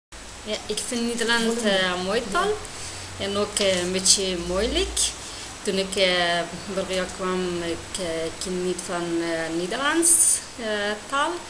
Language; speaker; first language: Dutch; non-native, learner; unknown